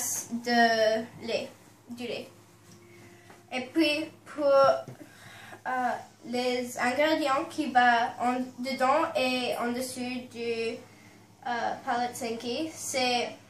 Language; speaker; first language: French; non-native, learner; English